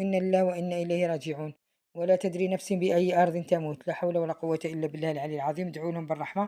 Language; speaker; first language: Arabic; native; Arabic